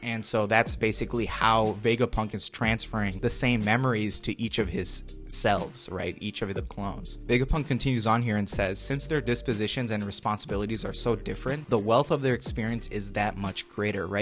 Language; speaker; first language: English; native; English